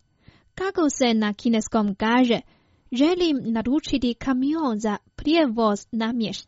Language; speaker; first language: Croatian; non-native, fluent; Chinese